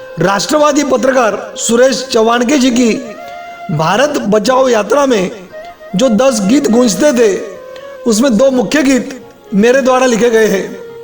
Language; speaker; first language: Hindi; non-native, local second language; Gujarati